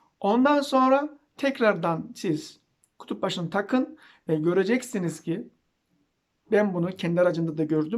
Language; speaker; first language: Turkish; native; Turkish